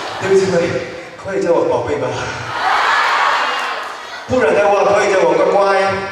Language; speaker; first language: Chinese; non-native, learner; Burmese